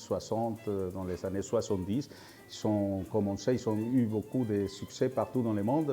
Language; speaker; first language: French; non-native, fluent; Spanish